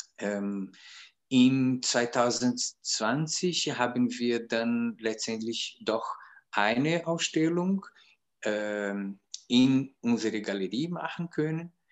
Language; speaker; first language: German; non-native, fluent; Portuguese